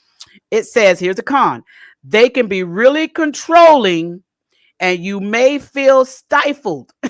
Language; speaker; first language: English; native; English